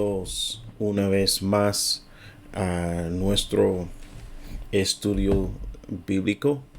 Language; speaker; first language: Spanish; non-native, fluent; English